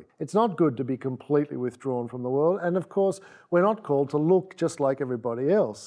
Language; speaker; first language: English; native; English